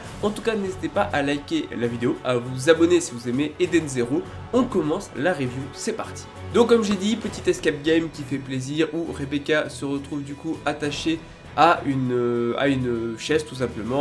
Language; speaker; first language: French; native; French